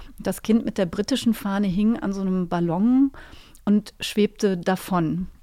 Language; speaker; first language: German; native; German